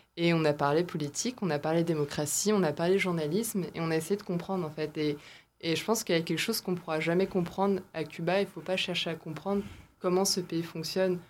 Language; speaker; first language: French; native; French